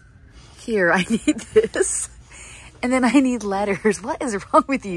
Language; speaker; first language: English; native; English